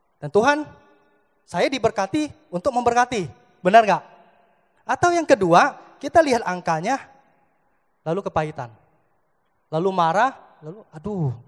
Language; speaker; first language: Indonesian; native; Indonesian